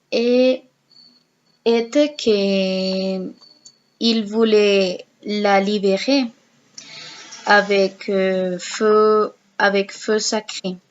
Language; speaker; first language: French; non-native, learner; Spanish